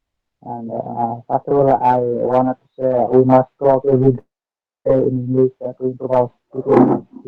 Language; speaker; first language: English; non-native, learner; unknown